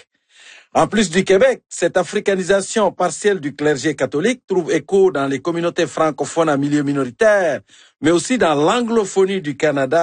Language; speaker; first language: French; native; French